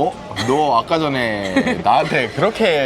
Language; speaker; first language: Korean; native; Korean